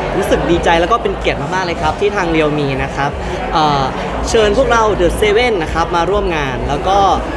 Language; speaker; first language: Thai; native; Thai